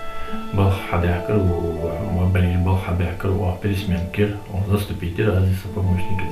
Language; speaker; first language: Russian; non-native, local second language; Ingush